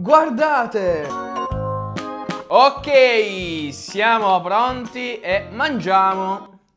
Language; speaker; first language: Italian; native; Italian